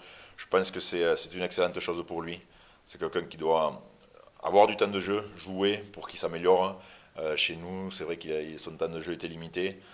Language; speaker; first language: French; native; French